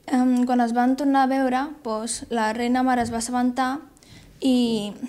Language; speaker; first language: Catalan; non-native, fluent; Chinese